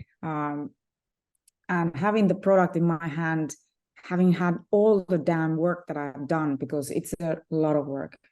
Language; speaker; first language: English; non-native, fluent; Finnish